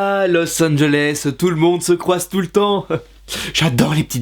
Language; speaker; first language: French; native; French